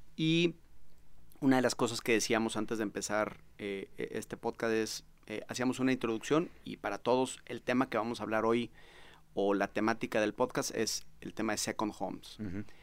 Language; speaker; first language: Spanish; native; Spanish